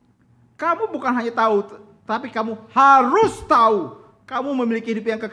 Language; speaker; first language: Indonesian; native; Indonesian